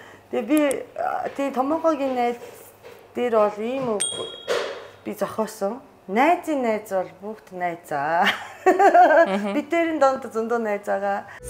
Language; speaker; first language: Mongolian; non-native, fluent; Japanese